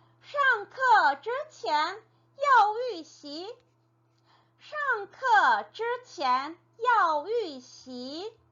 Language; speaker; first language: Chinese; non-native, fluent; Korean